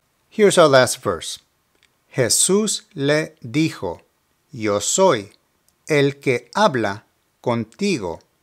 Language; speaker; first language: Spanish; early bilingual, heritage; Spanish